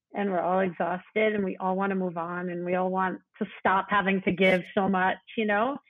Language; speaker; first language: English; native; English